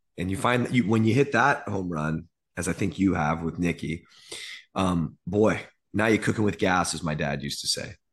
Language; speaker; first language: English; early bilingual, other home language; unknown